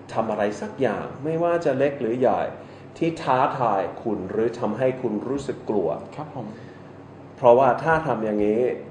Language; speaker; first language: Thai; non-native, fluent; English